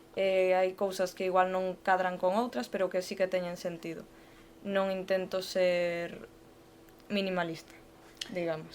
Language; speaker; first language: Galician; non-native, local second language; Spanish